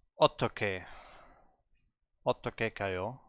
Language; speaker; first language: Korean; non-native, learner; German